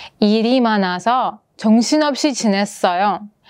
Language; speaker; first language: Korean; non-native, fluent; Russian